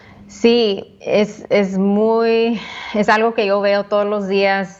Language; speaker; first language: Spanish; early bilingual, heritage; Spanish